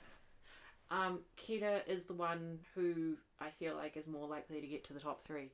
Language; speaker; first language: English; native; English